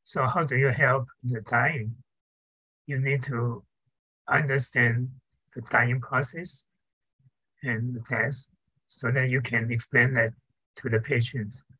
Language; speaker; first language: English; non-native, fluent; Chinese